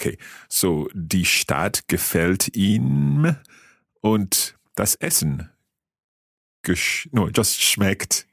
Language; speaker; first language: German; non-native, fluent; English